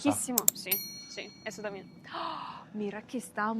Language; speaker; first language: Spanish; non-native, fluent; Russian